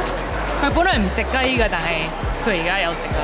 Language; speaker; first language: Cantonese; early bilingual, heritage; Cantonese